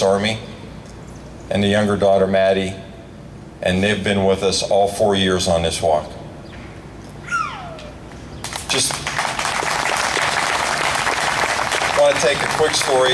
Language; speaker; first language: English; native; English